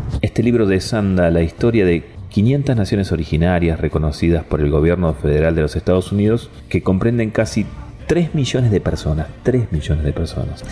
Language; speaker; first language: Spanish; native; Spanish